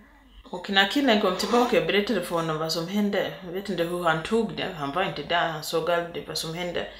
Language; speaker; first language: Swedish; non-native, fluent; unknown